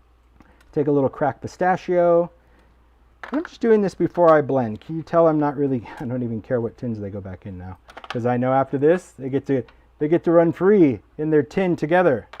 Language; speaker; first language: English; native; English